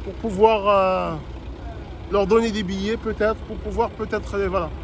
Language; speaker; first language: French; non-native, local second language; Arabic